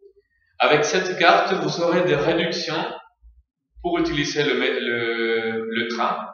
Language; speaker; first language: French; non-native, fluent; Spanish